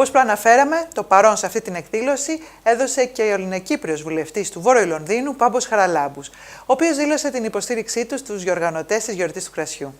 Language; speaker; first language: Greek; native; Greek